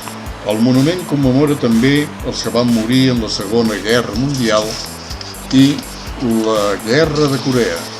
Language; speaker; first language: Catalan; native; Catalan